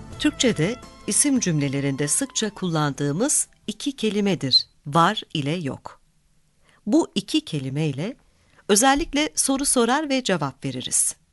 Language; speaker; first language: Turkish; native; Turkish